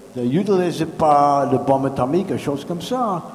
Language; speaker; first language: French; non-native, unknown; English